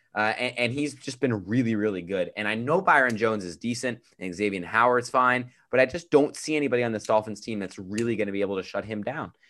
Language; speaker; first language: English; native; English